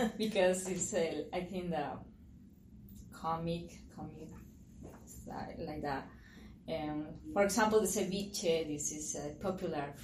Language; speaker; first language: English; non-native, learner; Spanish